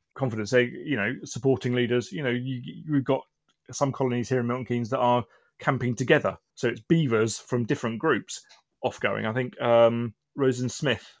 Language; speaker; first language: English; native; English